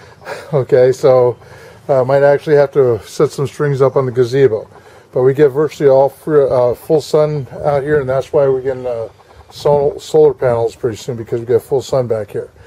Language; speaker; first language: English; native; English